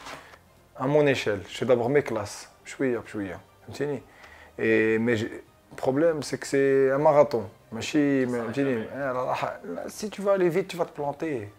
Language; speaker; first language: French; early bilingual, other home language; Arabic